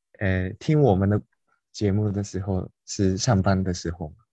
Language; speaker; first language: Chinese; native; Chinese